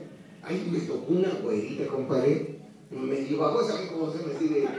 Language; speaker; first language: Spanish; native; Spanish